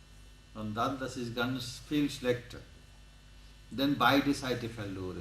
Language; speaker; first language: German; non-native, learner; Bangla